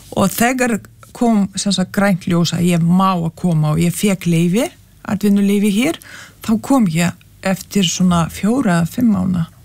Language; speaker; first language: Icelandic; non-native, fluent; Lithuanian